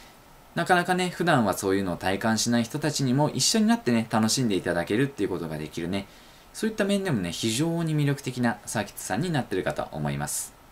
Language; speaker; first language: Japanese; native; Japanese